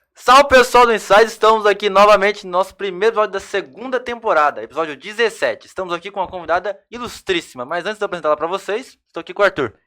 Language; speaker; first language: Portuguese; native; Portuguese